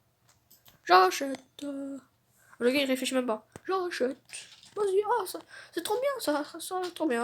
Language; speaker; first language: French; native; French